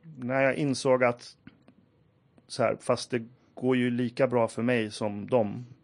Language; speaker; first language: Swedish; early bilingual, other home language; Persian